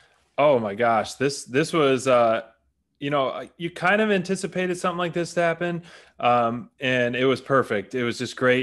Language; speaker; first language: English; native; English